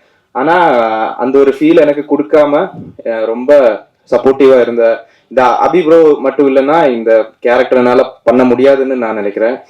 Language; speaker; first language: Tamil; non-native, fluent; Malayalam